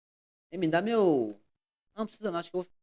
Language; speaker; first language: Portuguese; native; Portuguese